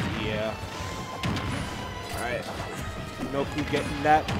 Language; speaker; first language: English; native; English